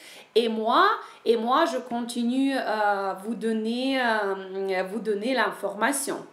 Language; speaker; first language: French; non-native, fluent; Ukrainian